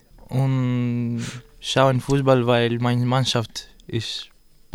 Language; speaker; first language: German; non-native, learner; Greek